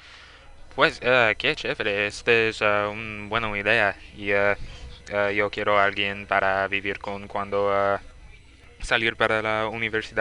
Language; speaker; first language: Spanish; non-native, learner; English